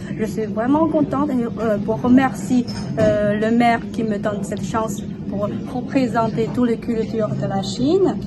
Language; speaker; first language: French; non-native, fluent; Chinese